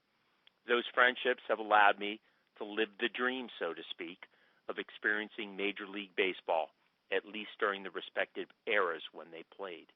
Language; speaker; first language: English; native; English